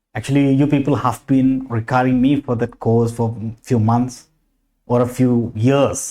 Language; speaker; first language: English; non-native, local second language; Malayalam